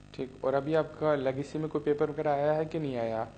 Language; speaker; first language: Urdu; native; Urdu